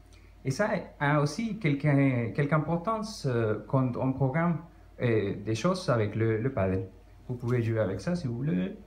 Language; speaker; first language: French; non-native, fluent; Spanish